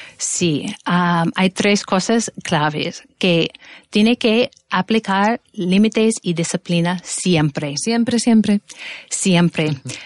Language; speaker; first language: Spanish; non-native, fluent; English